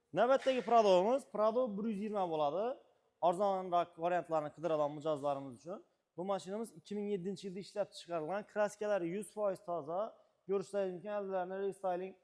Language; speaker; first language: Uzbek; native; Uzbek